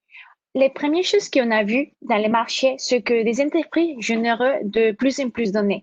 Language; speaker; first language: French; non-native, fluent; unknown